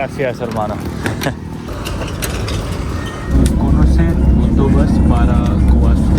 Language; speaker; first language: Spanish; non-native, learner; Hindi